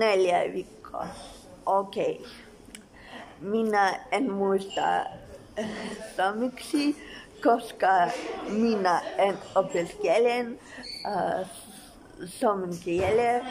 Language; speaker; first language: Finnish; non-native, learner; Russian